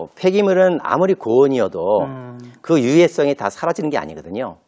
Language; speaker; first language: Korean; native; Korean